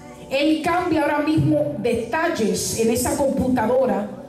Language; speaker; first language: Spanish; early bilingual, heritage; Spanish